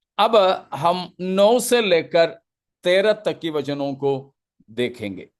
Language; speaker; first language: Hindi; non-native, local second language; Malayalam